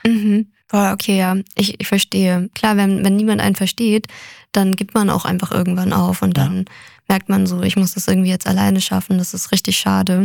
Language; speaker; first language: German; native; German